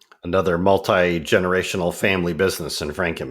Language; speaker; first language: English; native; English